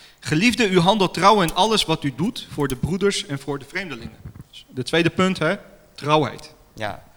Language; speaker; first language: Dutch; non-native, fluent; Armenian